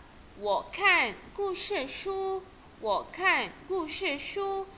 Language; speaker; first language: Chinese; non-native, local second language; Malay